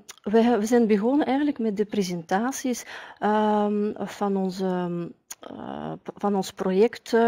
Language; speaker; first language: Dutch; non-native, fluent; Russian